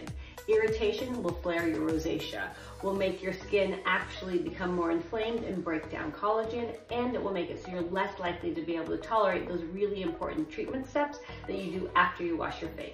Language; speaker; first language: English; native; English